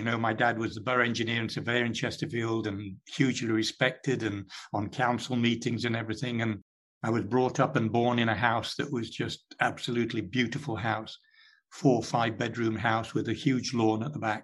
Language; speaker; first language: English; native; English